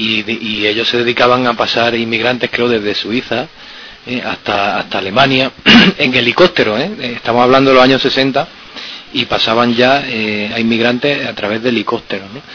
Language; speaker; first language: Spanish; native; Spanish